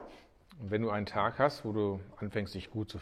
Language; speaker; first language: German; native; German